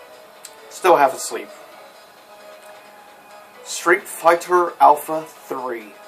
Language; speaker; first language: English; native; English